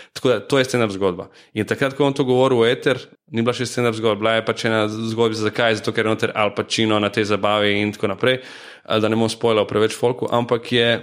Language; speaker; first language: Slovenian; early bilingual, other home language; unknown